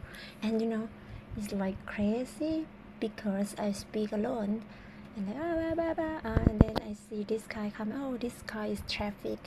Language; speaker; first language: English; non-native, learner; Thai